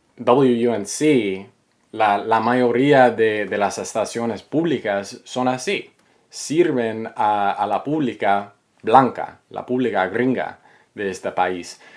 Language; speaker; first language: Spanish; non-native, fluent; English